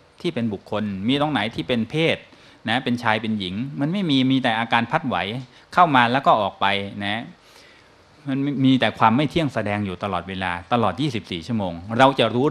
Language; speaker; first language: Thai; native; Thai